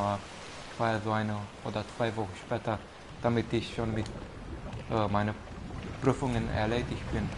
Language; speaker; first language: German; non-native, fluent; Romanian